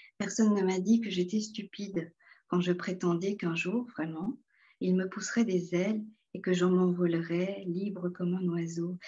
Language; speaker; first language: French; non-native, local second language; Morisyen